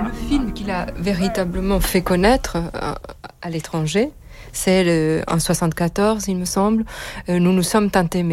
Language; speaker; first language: French; native; French